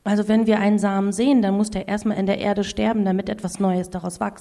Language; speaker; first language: German; native; German